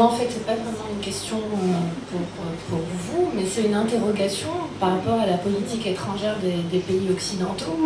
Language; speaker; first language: French; non-native, local second language; Arabic